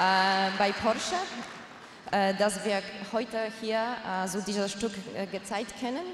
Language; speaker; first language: German; non-native, fluent; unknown